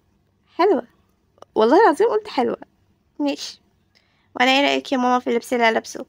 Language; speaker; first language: Arabic; native; Arabic